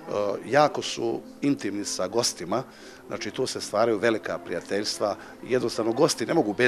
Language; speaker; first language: Bosnian; native; Bosnian